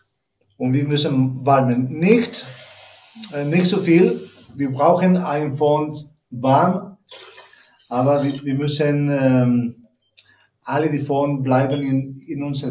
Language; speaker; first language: German; non-native, learner; Spanish